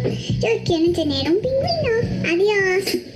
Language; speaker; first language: Spanish; non-native, learner; English